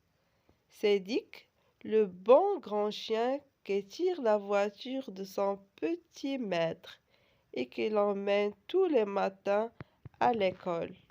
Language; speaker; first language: French; non-native, local second language; Arabic